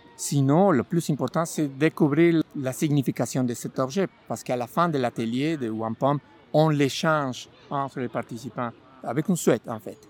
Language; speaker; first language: French; non-native, fluent; Spanish